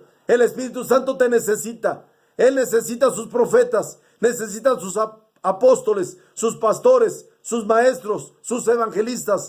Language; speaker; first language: Spanish; native; Spanish